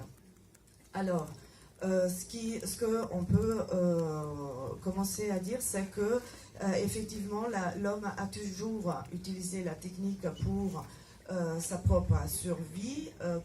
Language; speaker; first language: French; non-native, fluent; Italian